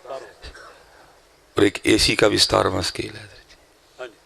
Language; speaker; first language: Urdu; non-native, local second language; Punjabi